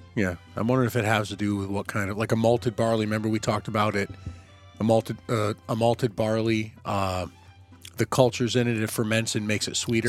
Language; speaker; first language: English; native; English